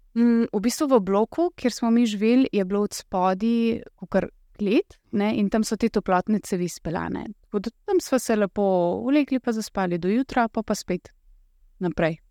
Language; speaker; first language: Slovenian; early bilingual, other home language; Russian